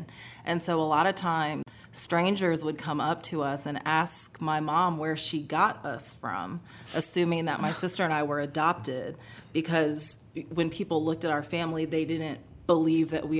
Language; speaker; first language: English; native; English